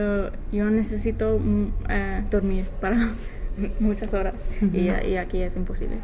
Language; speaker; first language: Spanish; non-native, fluent; English